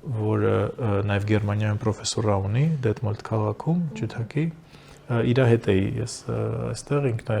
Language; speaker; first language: Armenian; native; Armenian